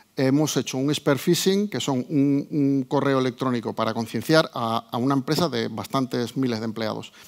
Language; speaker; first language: Spanish; native; Spanish